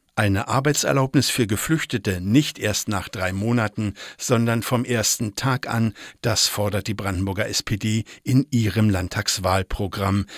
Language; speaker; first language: German; native; German